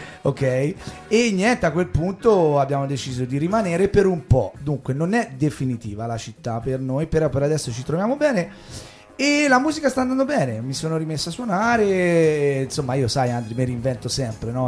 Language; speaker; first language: Italian; native; Italian